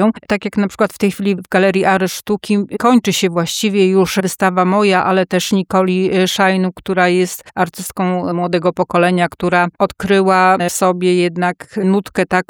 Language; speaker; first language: Polish; native; Polish